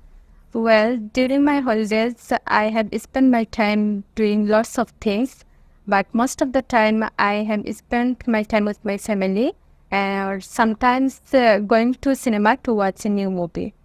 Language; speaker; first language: English; non-native, learner; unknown